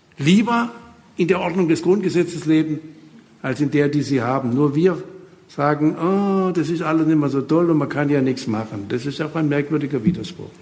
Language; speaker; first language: German; native; German